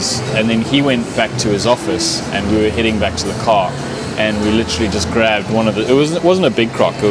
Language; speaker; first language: English; native; English